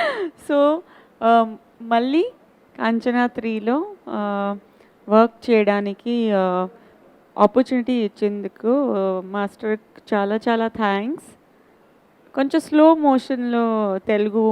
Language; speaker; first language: Telugu; non-native, fluent; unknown